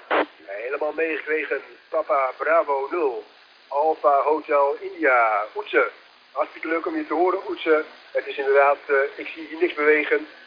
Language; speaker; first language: Dutch; native; Dutch